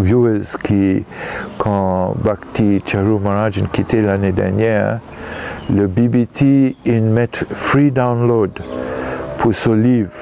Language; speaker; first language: French; non-native, local second language; Morisyen